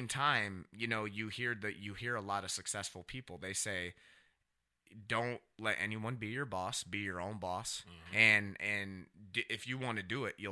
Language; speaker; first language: English; native; English